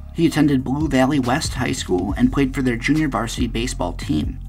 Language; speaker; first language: English; native; English